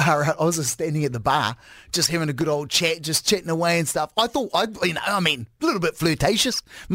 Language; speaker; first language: English; native; English